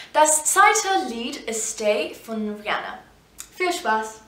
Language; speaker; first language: German; non-native, fluent; Persian